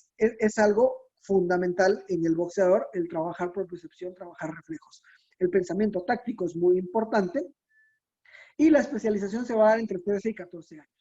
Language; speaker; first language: Spanish; native; Spanish